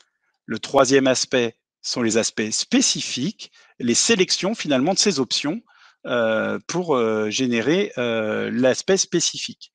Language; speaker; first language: French; native; French